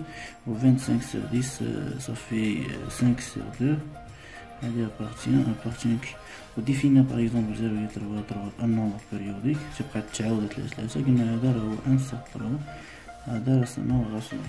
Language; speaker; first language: French; non-native, local second language; Arabic